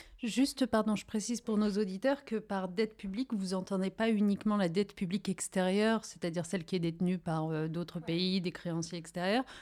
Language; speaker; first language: French; early bilingual, other home language; Riffian